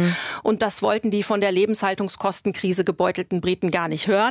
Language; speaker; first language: German; native; German